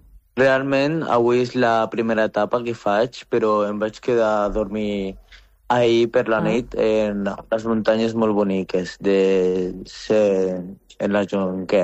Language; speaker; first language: Catalan; non-native, fluent; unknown